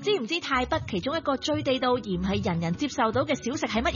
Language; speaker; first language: Cantonese; native; Cantonese